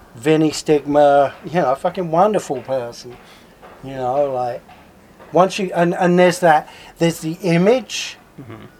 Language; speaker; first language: English; native; English